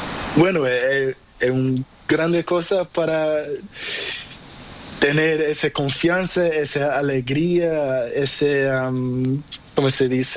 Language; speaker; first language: Spanish; non-native, learner; Portuguese